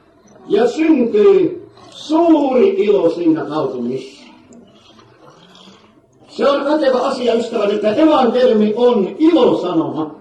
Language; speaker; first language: Finnish; native; Finnish